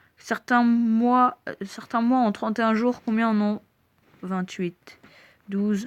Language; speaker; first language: French; native; French